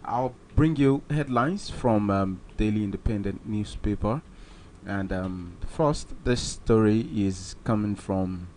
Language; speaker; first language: English; non-native, local second language; Yoruba